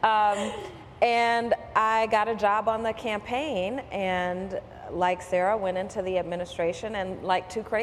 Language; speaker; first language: English; native; English